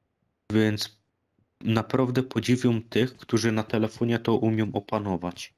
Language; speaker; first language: Polish; native; Polish